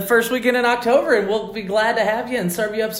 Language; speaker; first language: English; native; English